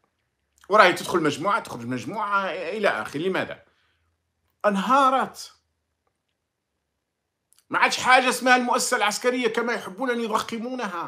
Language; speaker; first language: Arabic; native; Arabic